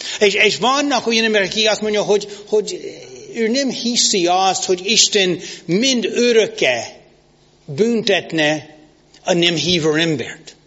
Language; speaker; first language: Hungarian; non-native, learner; English